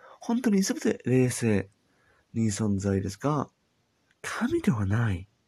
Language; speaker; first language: Japanese; non-native, learner; English